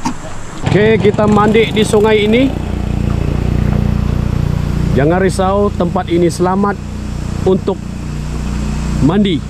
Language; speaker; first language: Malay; non-native, local second language; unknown